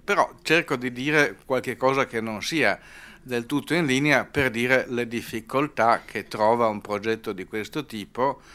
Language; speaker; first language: Italian; native; Italian